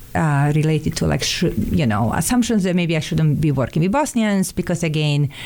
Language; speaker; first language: English; non-native, fluent; Serbian